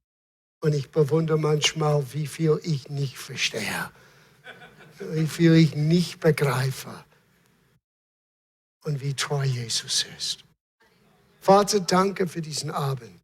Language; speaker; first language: German; non-native, fluent; English